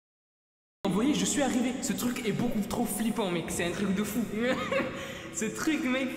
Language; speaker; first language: French; native; French